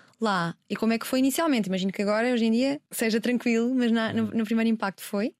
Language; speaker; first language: Portuguese; native; Portuguese